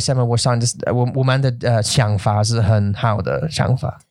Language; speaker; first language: Chinese; non-native, learner; English